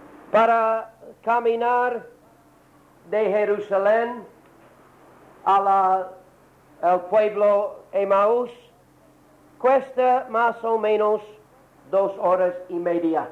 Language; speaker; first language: Spanish; non-native, learner; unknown